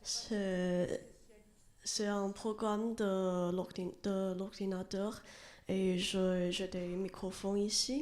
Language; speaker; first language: French; non-native, learner; Chinese